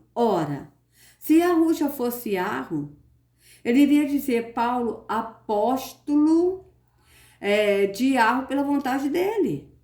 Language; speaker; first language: Portuguese; native; Portuguese